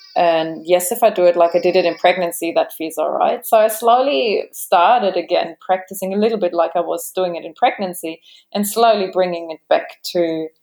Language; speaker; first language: English; non-native, fluent; German